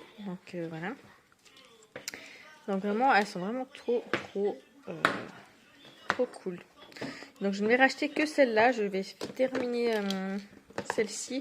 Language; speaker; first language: French; native; French